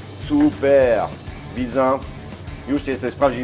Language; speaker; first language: Polish; non-native, learner; French